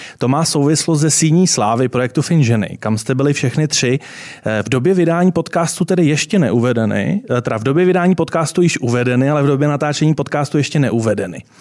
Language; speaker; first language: Czech; native; Czech